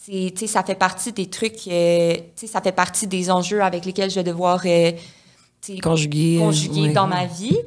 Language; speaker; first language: French; native; French